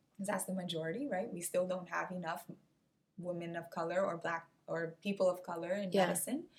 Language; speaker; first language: English; non-native, fluent; Portuguese